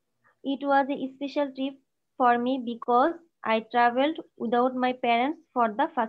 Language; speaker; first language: English; non-native, learner; Bangla